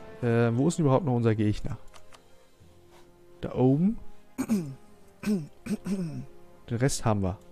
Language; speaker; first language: German; native; German